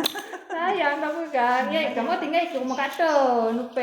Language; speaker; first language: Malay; non-native, local second language; Achinese